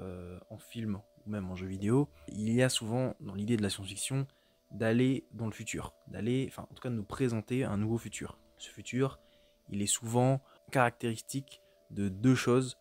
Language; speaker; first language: French; native; French